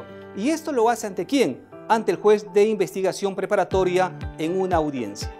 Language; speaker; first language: Spanish; native; Spanish